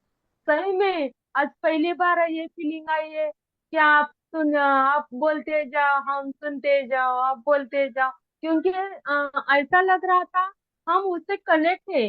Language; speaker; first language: Hindi; non-native, local second language; Marathi